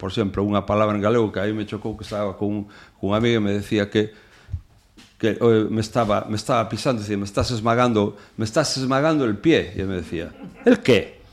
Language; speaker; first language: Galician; non-native, local second language; Spanish